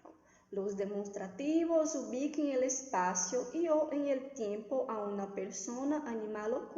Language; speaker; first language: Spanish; non-native, fluent; Portuguese